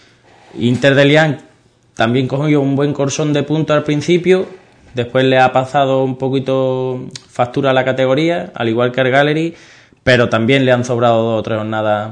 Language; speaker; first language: Spanish; native; Spanish